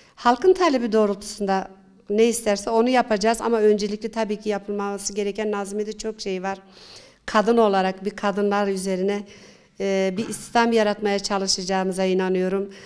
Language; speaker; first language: Turkish; non-native, local second language; Zaza